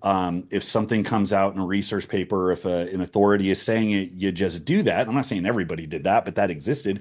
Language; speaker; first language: English; native; English